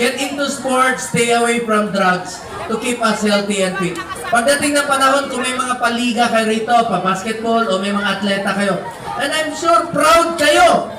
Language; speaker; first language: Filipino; non-native, local second language; Cebuano